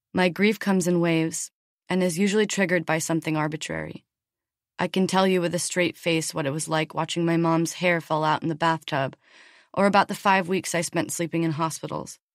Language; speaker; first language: English; native; English